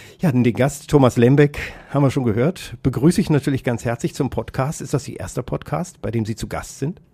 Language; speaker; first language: German; native; German